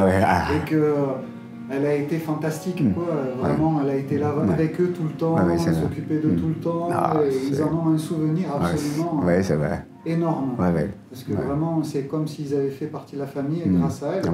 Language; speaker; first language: French; native; French